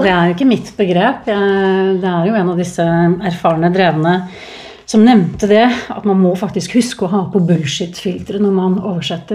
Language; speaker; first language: Norwegian; native; Norwegian